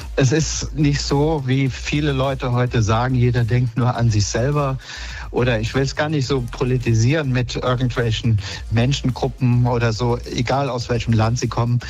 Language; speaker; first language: German; native; German